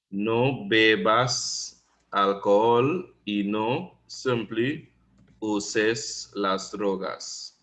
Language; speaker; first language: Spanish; non-native, fluent; English